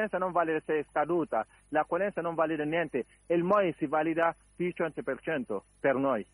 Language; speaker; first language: Italian; non-native, learner; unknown